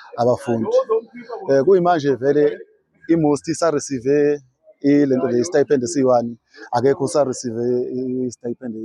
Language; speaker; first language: Zulu; native; Zulu